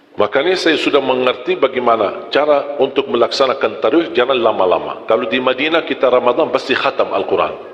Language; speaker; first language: Malay; non-native, fluent; Arabic